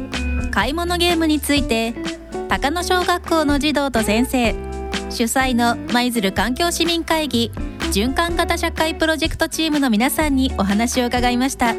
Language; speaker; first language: Japanese; native; Japanese